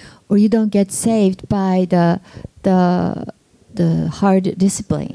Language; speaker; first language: English; non-native, fluent; Japanese